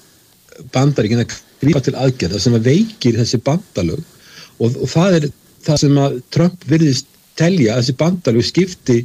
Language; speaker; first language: Icelandic; native; Icelandic